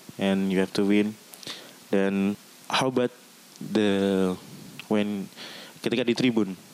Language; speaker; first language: English; non-native, learner; Indonesian